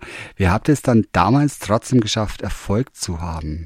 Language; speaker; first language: German; native; German